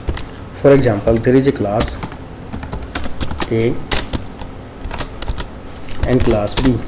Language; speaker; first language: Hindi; native; Hindi